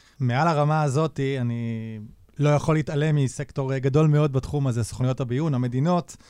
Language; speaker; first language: Hebrew; native; Hebrew